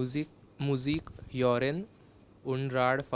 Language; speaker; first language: German; non-native, learner; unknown